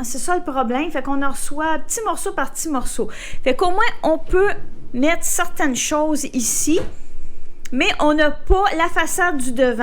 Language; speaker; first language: French; native; French